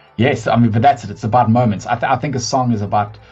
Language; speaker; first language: English; native; English